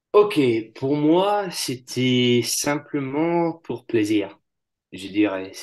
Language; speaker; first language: French; non-native, fluent; English